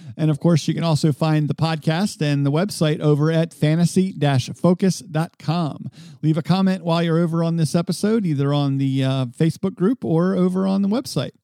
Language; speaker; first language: English; native; English